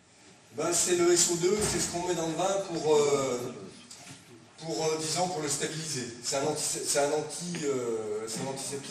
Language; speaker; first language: French; native; French